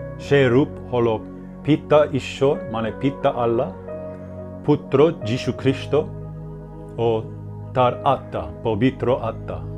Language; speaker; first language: Bangla; non-native, learner; English